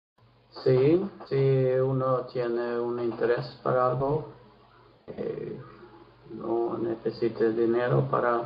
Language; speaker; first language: Spanish; non-native, fluent; Swedish